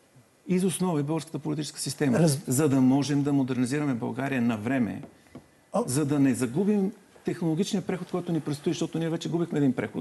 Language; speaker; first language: Bulgarian; native; Bulgarian